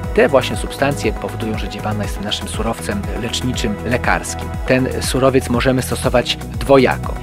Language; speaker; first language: Polish; native; Polish